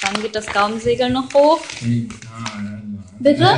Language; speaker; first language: German; native; German